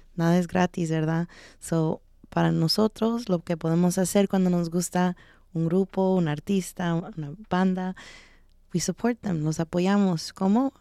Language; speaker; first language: Spanish; early bilingual, heritage; Spanish